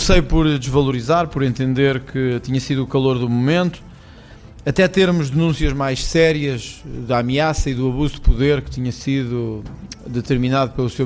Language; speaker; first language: Portuguese; native; Portuguese